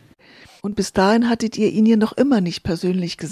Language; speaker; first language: German; native; German